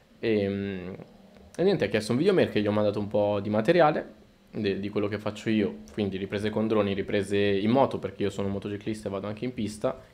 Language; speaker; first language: Italian; early bilingual, other home language; Spanish